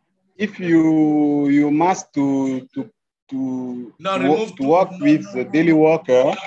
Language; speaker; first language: English; non-native, learner; French